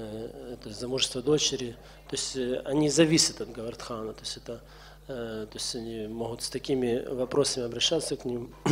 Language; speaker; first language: Russian; native; Russian